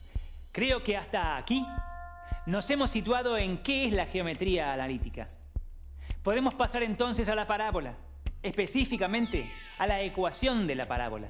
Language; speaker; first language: Spanish; native; Spanish